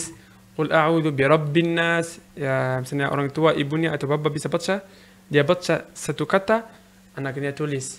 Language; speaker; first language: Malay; non-native, learner; Arabic